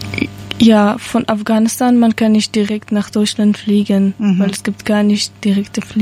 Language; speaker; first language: German; non-native, learner; Persian